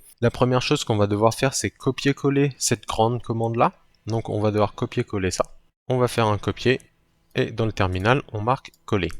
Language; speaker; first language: French; native; French